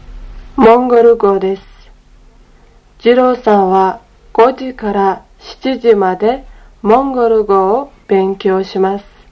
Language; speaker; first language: Japanese; non-native, learner; Mongolian